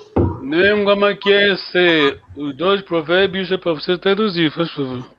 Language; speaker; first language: Portuguese; non-native, local second language; Kongo